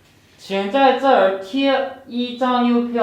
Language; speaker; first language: Chinese; non-native, fluent; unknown